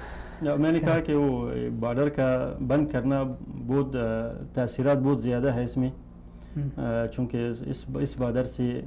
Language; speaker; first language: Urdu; non-native, fluent; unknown